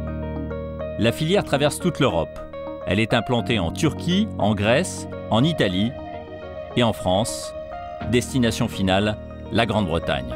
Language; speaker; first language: French; native; French